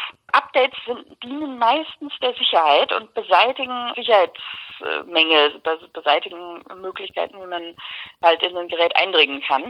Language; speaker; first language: German; native; German